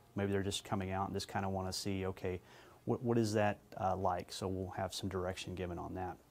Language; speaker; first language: English; native; English